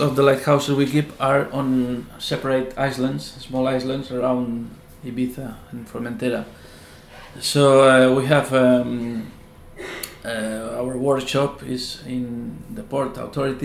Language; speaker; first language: English; non-native, learner; Spanish